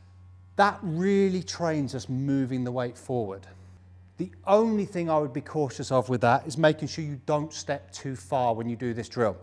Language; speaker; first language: English; native; English